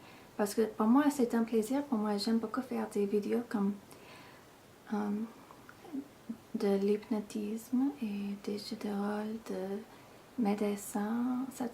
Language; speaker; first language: French; non-native, fluent; English